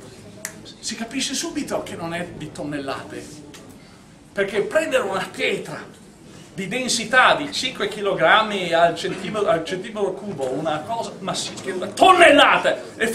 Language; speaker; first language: Italian; native; Italian